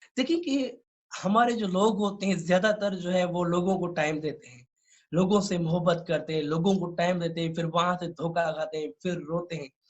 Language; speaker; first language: Urdu; non-native, local second language; Sindhi